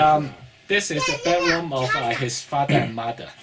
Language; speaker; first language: English; non-native, fluent; Chinese